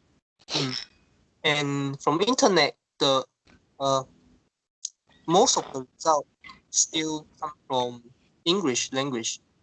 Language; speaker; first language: English; non-native, local second language; Chinese